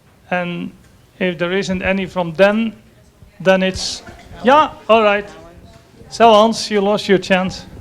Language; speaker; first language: English; non-native, fluent; Dutch